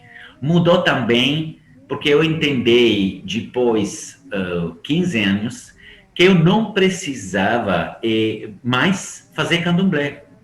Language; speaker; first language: Portuguese; non-native, fluent; Italian